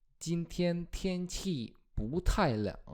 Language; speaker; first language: Chinese; non-native, fluent; Polish